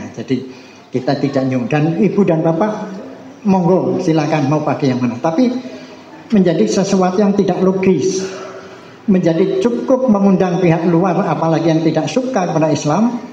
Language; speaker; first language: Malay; non-native, local second language; Javanese